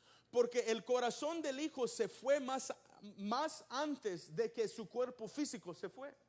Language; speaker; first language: Spanish; early bilingual, heritage; Spanish